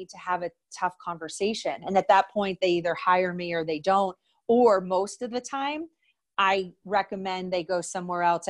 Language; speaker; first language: English; native; English